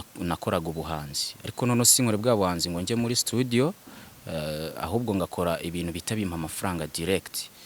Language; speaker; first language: Kinyarwanda; early bilingual, other home language; Swahili